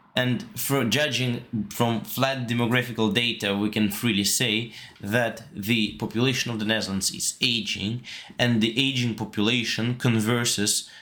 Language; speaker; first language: English; non-native, fluent; Russian